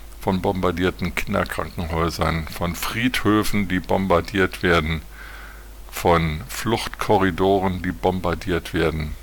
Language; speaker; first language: German; native; German